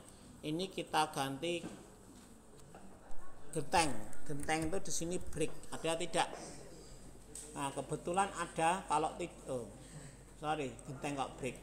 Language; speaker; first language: Indonesian; native; Indonesian